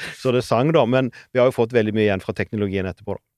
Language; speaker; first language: Norwegian; native; Norwegian